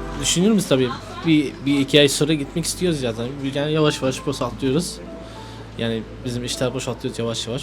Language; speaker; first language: Turkish; non-native, learner; Arabic